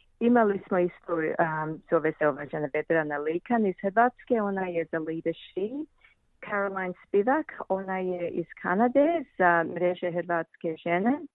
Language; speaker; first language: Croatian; early bilingual, heritage; Croatian